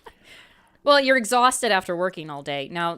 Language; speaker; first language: English; native; English